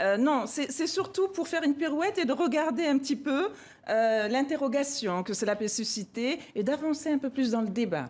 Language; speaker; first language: French; non-native, local second language; Bambara